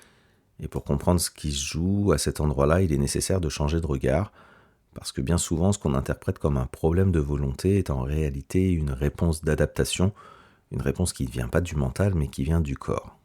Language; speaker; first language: French; native; French